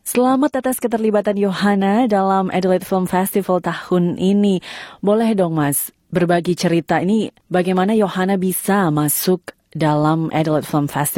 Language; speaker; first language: Indonesian; native; Indonesian